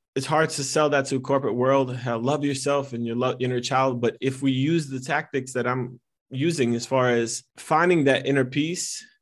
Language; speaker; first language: English; early bilingual, other home language; Italian